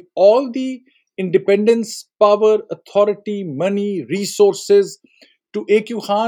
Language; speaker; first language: English; non-native, local second language; Urdu